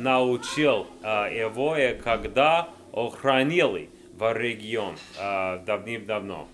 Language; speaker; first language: Russian; non-native, learner; English